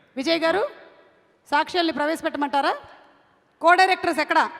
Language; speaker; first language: Telugu; native; Telugu